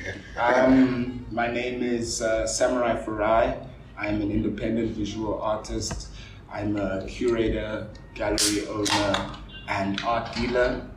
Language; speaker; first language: English; non-native, local second language; Afrikaans